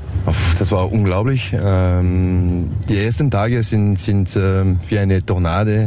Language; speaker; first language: German; non-native, learner; French